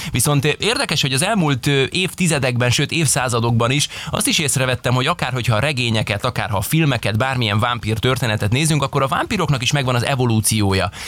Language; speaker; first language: Hungarian; native; Hungarian